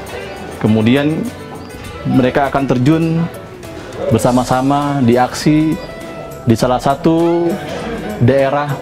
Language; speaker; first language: Indonesian; native; Indonesian